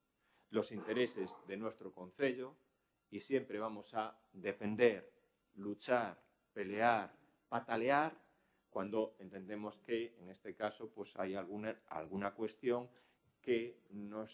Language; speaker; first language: Spanish; native; Spanish